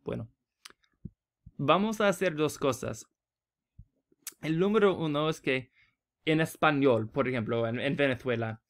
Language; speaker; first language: Spanish; non-native, learner; English